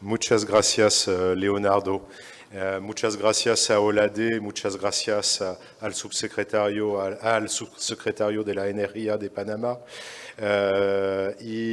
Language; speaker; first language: Spanish; non-native, fluent; French